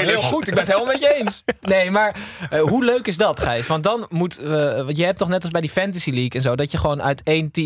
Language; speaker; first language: Dutch; native; Dutch